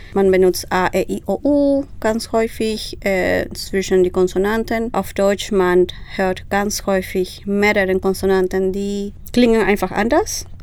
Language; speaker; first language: German; non-native, fluent; Spanish